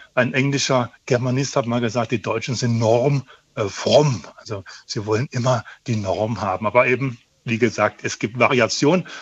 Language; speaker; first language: German; native; German